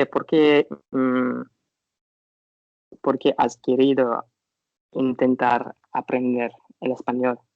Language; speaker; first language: Spanish; non-native, learner; Turkish